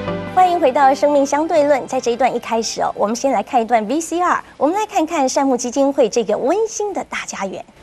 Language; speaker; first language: Chinese; native; Chinese